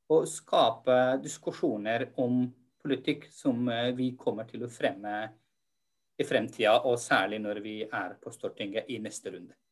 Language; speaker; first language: Norwegian; non-native, fluent; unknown